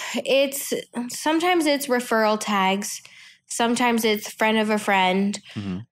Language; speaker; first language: English; native; English